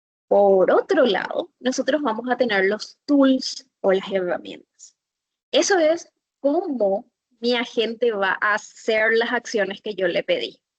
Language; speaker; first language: Spanish; native; Spanish